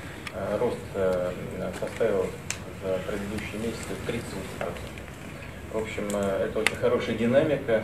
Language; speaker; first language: Russian; native; Russian